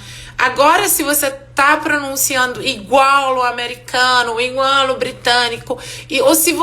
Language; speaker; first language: Portuguese; non-native, fluent; English